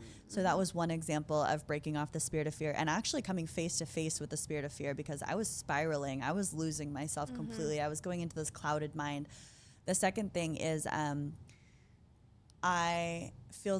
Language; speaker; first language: English; native; English